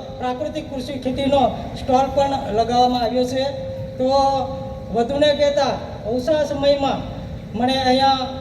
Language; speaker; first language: Gujarati; native; Gujarati